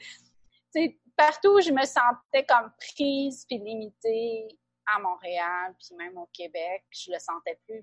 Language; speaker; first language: French; native; French